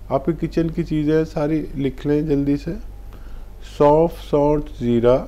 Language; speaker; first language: Hindi; native; Hindi